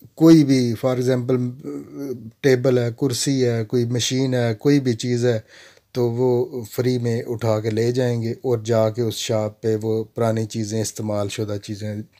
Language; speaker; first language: Urdu; non-native, local second language; Punjabi